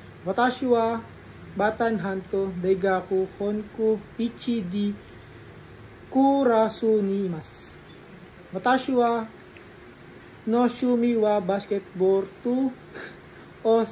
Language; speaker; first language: Japanese; non-native, learner; Filipino